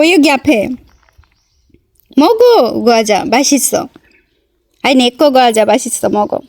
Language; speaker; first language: Korean; non-native, learner; Bangla